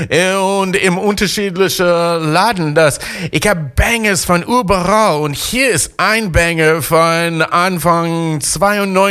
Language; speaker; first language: German; non-native, fluent; English